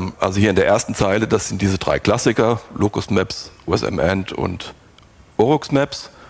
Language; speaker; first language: German; native; German